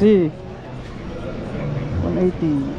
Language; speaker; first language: Spanish; non-native, learner; Filipino